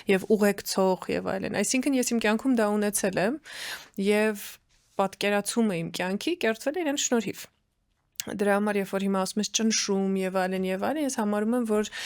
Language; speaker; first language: Armenian; early bilingual, heritage; Armenian